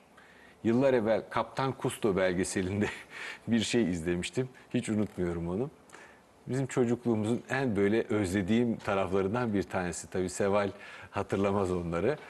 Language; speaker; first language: Turkish; native; Turkish